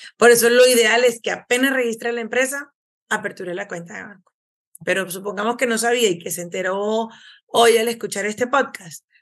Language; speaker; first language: Spanish; native; Spanish